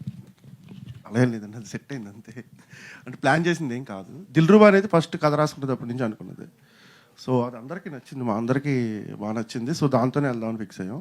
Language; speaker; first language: Telugu; native; Telugu